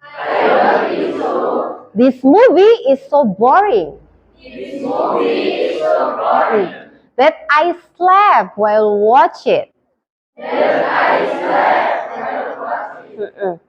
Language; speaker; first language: English; non-native, fluent; Indonesian